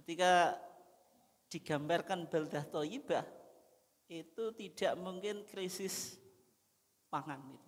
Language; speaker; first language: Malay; non-native, local second language; Javanese